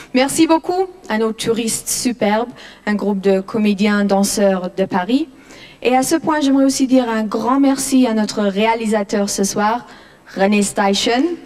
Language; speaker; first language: French; non-native, local second language; Luxembourgish